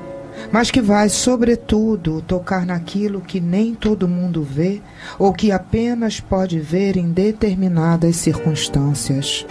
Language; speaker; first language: Portuguese; native; Portuguese